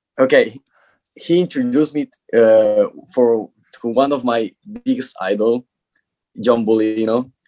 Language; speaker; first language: English; non-native, learner; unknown